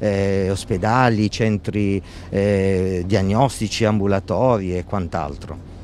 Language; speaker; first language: Italian; native; Italian